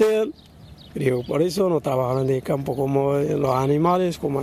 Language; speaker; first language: Spanish; non-native, learner; Arabic